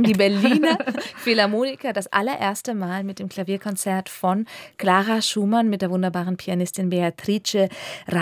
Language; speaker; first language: German; native; German